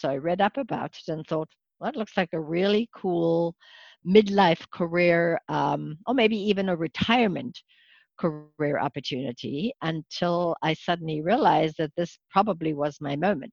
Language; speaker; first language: English; native; English